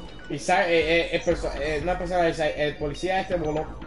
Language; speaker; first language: Spanish; early bilingual, heritage; Spanish